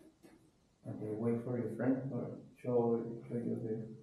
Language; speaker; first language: English; non-native, learner; Spanish